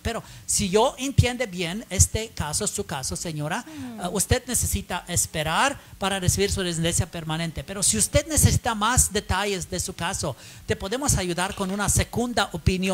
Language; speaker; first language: Spanish; non-native, learner; English